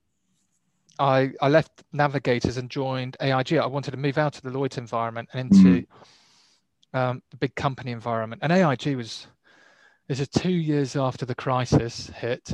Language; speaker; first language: English; native; English